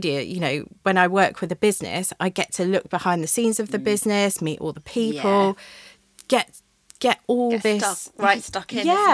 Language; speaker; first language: English; native; English